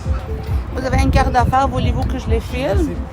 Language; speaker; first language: French; non-native, fluent; Arabic